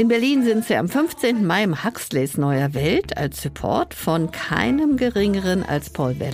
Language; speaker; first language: German; native; German